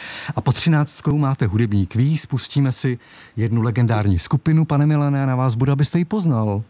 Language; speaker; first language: Czech; native; Czech